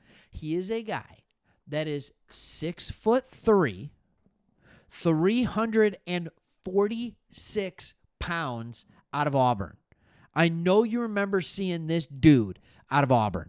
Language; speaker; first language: English; native; English